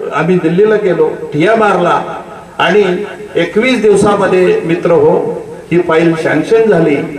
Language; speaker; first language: Marathi; native; Marathi